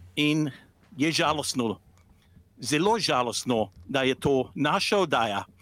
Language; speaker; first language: Slovenian; early bilingual, heritage; English